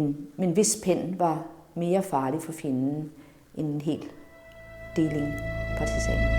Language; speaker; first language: Danish; native; Danish